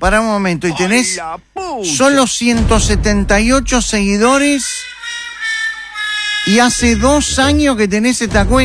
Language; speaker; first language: Spanish; native; Spanish